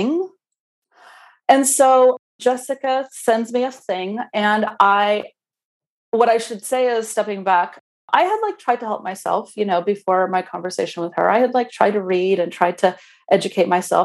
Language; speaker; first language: English; non-native, fluent; Romanian